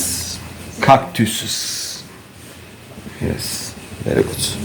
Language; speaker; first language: English; non-native, learner; Turkish